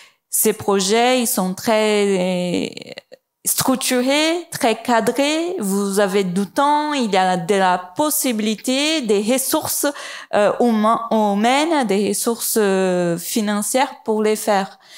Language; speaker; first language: French; non-native, fluent; Portuguese